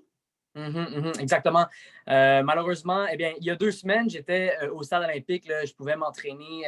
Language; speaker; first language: French; native; French